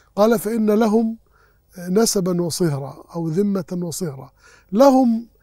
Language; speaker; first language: Arabic; native; Arabic